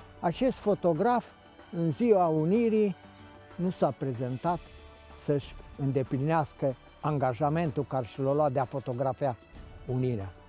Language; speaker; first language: Romanian; native; Romanian